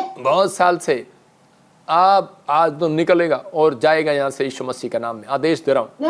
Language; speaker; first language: Hindi; non-native, local second language; Punjabi